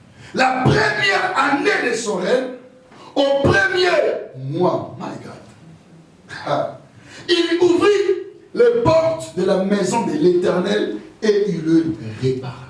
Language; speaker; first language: French; non-native, local second language; Lingala